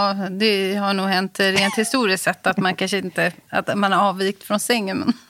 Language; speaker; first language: Swedish; native; Swedish